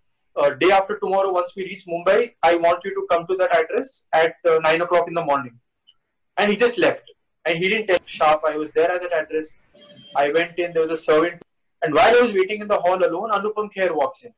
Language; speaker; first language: English; non-native, local second language; Hindi